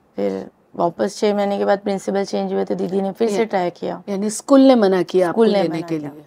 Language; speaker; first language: Hindi; native; Hindi